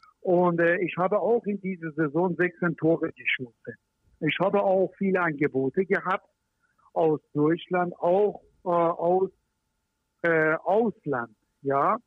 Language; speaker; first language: German; non-native, learner; Persian